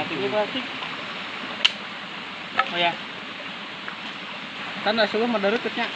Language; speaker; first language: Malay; non-native, local second language; Sundanese